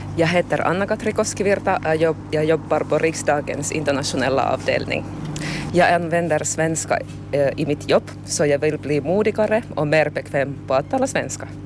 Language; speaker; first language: Swedish; non-native, local second language; Finnish